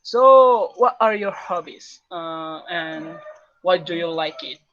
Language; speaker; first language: English; non-native, learner; Indonesian